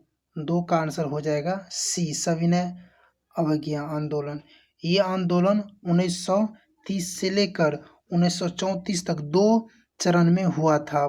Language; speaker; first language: Hindi; native; Hindi